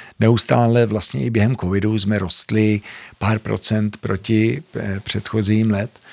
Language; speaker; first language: Czech; early bilingual, heritage; Czech